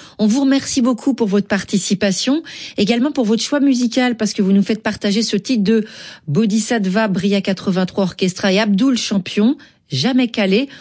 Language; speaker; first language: French; native; French